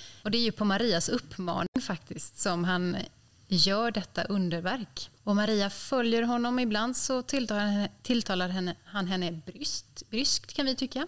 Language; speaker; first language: Swedish; native; Swedish